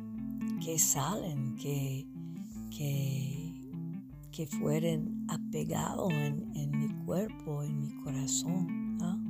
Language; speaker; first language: Spanish; non-native, fluent; English